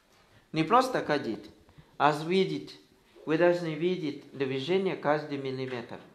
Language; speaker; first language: Russian; non-native, learner; Thai